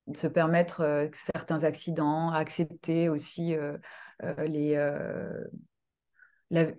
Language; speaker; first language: French; early bilingual, other home language; Kinyarwanda